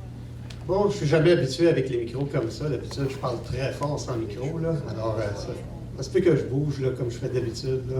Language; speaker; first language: French; native; French